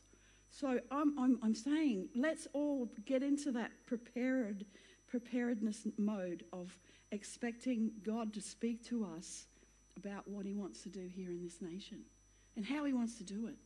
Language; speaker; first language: English; native; English